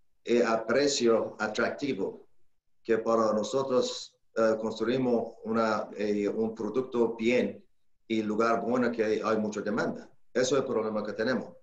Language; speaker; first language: Spanish; non-native, learner; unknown